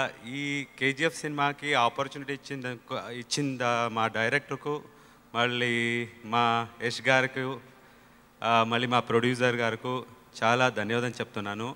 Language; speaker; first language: Telugu; non-native, learner; Kannada